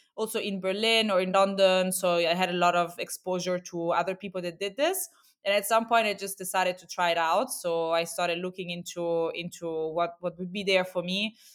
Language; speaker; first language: English; non-native, fluent; Italian